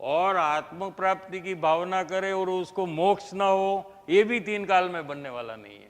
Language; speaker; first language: Hindi; non-native, local second language; Gujarati